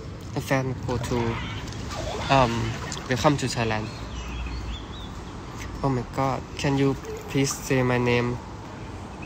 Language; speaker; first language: English; non-native, learner; Thai